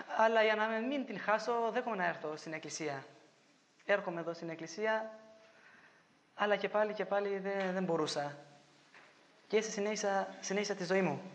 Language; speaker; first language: Greek; non-native, fluent; Albanian